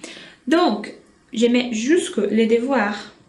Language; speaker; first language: French; non-native, fluent; Portuguese